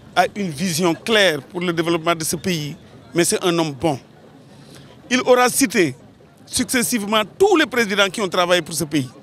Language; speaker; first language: French; non-native, local second language; Wolof